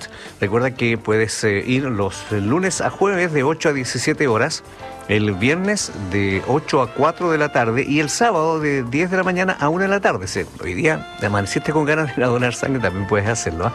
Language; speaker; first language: Spanish; native; Spanish